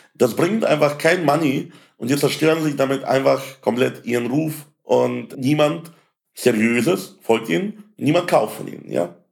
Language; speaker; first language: German; native; German